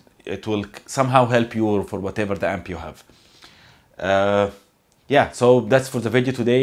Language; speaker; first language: English; non-native, fluent; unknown